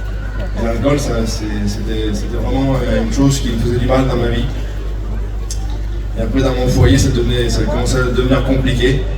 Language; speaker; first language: French; native; French